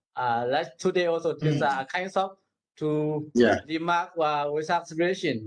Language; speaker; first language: English; non-native, learner; Burmese